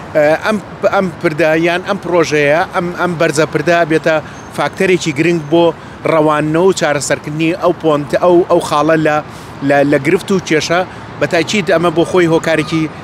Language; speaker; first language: Central Kurdish; native; Central Kurdish